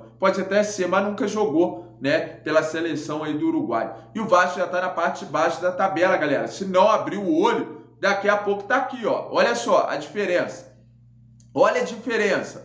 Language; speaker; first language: Portuguese; native; Portuguese